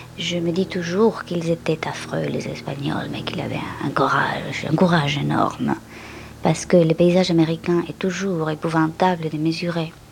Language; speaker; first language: French; non-native, fluent; Spanish